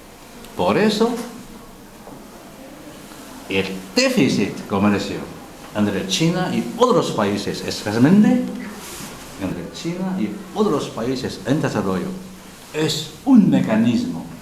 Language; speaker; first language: Spanish; non-native, learner; Chinese